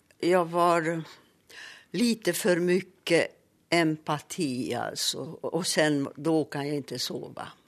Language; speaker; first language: Swedish; native; Swedish